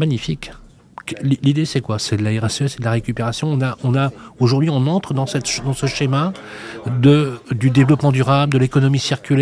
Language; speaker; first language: French; native; French